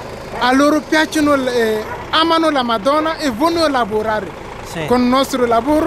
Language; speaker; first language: Italian; non-native, fluent; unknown